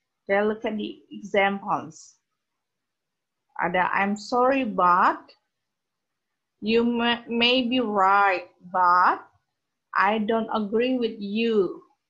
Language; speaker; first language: English; non-native, fluent; Indonesian